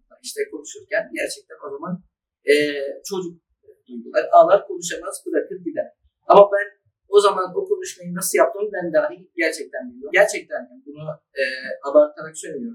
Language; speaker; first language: Turkish; early bilingual, other home language; Arabic